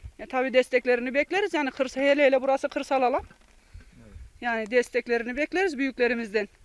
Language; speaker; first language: Turkish; native; Turkish